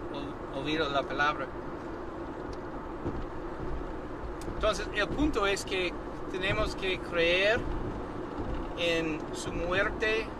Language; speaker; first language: Spanish; non-native, learner; English